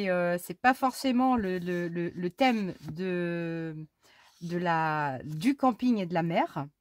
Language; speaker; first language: French; native; French